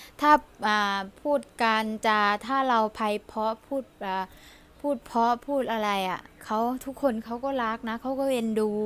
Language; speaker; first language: Thai; early bilingual, other home language; Lao